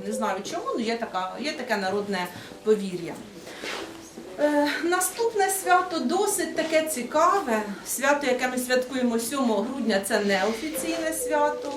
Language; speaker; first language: Ukrainian; native; Ukrainian